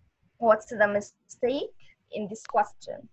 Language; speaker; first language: English; non-native, fluent; Arabic